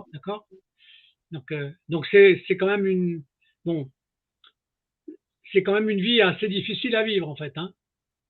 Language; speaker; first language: French; native; French